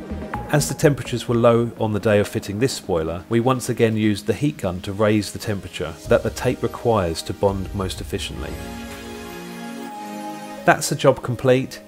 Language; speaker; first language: English; native; English